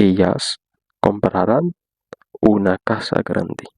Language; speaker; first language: Spanish; non-native, fluent; Haitian Creole